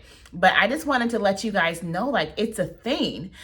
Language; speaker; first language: English; native; English